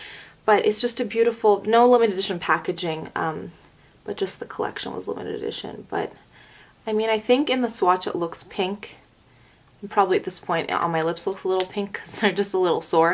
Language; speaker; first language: English; native; English